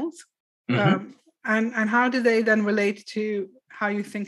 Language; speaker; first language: English; non-native, local second language; Urdu